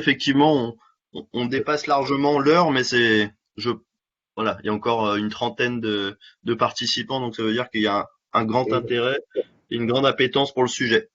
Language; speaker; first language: French; native; French